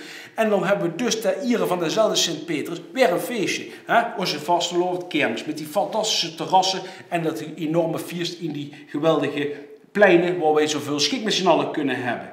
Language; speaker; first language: Dutch; native; Dutch